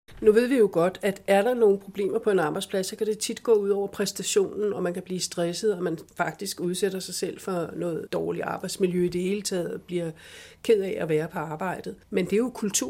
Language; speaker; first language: Danish; native; Danish